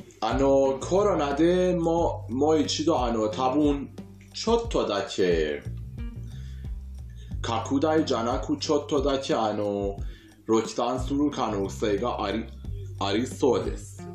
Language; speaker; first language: Japanese; non-native, fluent; Persian